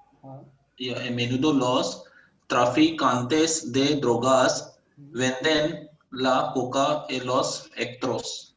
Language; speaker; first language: Spanish; non-native, learner; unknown